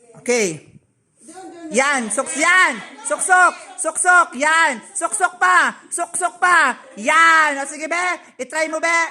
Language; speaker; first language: Filipino; non-native, local second language; Cebuano